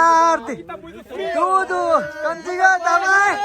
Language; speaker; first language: Portuguese; non-native, learner; Nepali